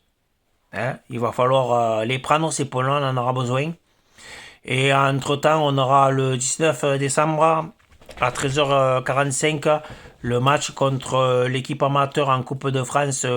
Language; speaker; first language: French; native; French